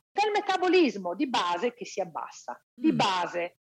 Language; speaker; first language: Italian; native; Italian